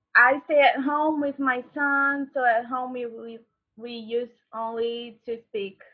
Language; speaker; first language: English; non-native, fluent; Portuguese